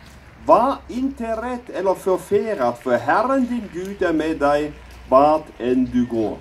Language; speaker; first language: Swedish; non-native, learner; German